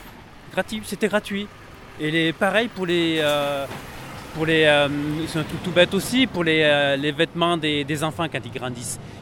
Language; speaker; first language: French; native; French